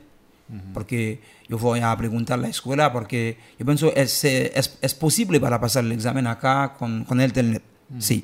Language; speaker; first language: Spanish; non-native, learner; Haitian Creole